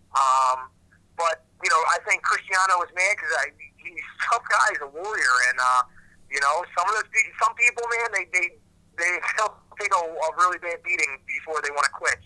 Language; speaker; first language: English; native; English